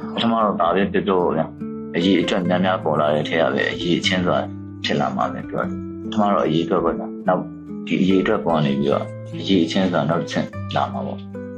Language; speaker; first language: Burmese; native; Burmese